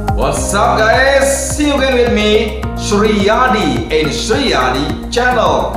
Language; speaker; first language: English; non-native, fluent; Indonesian